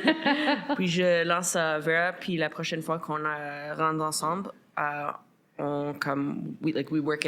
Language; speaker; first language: French; non-native, local second language; English